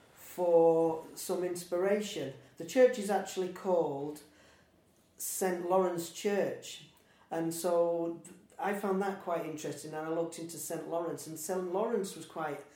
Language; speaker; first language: English; native; English